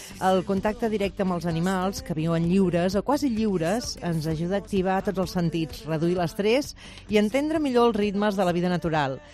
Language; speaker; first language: Catalan; non-native, local second language; Spanish